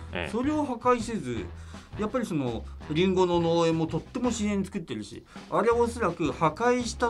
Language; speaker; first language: Japanese; native; Japanese